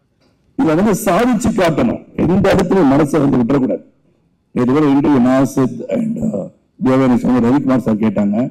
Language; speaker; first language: Tamil; native; Tamil